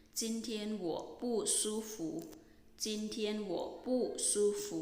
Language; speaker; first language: Chinese; non-native, fluent; Thai